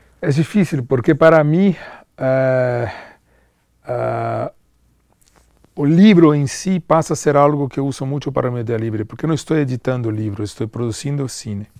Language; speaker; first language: Spanish; non-native, learner; Portuguese